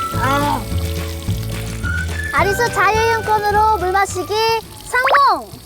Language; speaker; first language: Korean; non-native, fluent; Chinese